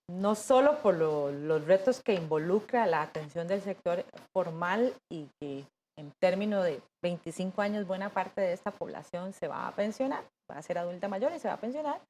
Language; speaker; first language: Spanish; native; Spanish